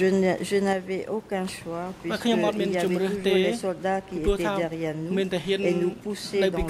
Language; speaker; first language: French; non-native, local second language; Khmer